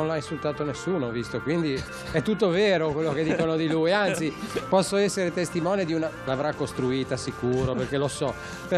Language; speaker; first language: Italian; native; Italian